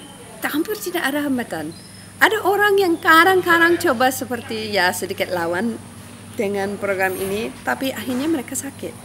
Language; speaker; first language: Indonesian; non-native, fluent; English